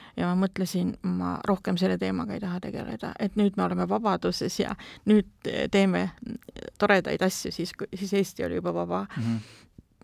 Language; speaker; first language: Estonian; native; Estonian